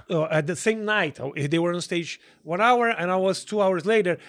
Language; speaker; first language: English; non-native, fluent; Portuguese